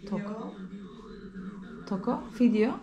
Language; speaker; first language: Spanish; non-native, learner; Turkish